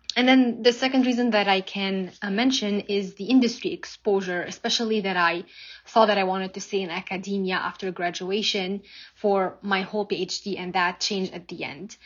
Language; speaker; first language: English; non-native, fluent; Arabic